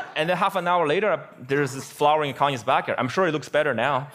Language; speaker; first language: English; non-native, fluent; Chinese